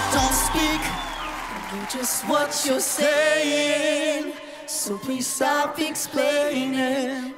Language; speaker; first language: English; native; English